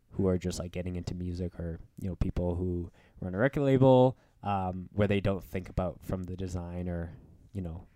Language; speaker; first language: English; native; English